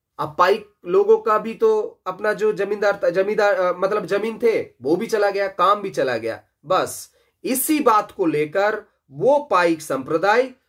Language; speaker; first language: Hindi; non-native, local second language; Bangla